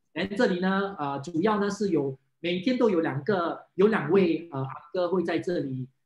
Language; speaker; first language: Chinese; non-native, local second language; English